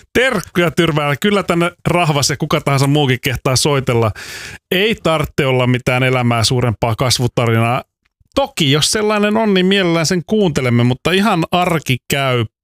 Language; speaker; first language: Finnish; native; Finnish